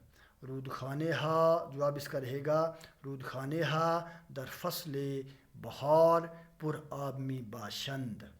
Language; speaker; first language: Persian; non-native, fluent; Urdu